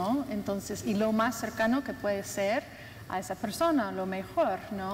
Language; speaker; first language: Spanish; non-native, fluent; English